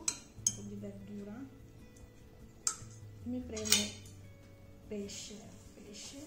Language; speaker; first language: Italian; non-native, learner; Filipino